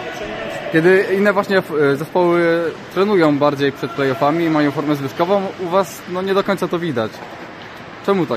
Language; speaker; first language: Polish; native; Polish